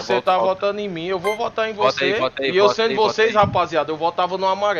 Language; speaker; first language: Portuguese; native; Portuguese